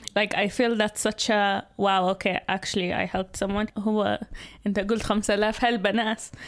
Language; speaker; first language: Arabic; early bilingual, heritage; Arabic